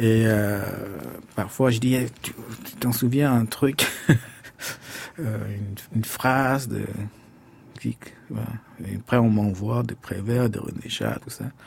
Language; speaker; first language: French; non-native, fluent; Khmer